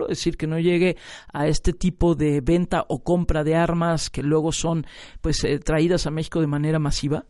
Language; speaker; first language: Spanish; native; Spanish